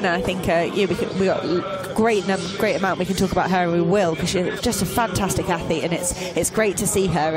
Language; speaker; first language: English; native; English